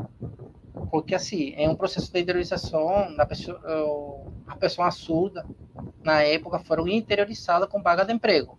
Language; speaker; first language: Portuguese; non-native, learner; Spanish